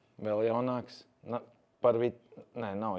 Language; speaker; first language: Latvian; native; Latvian